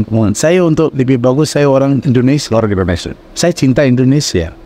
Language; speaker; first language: Indonesian; non-native, fluent; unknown